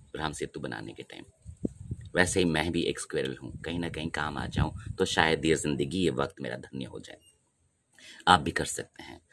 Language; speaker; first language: Hindi; non-native, local second language; Odia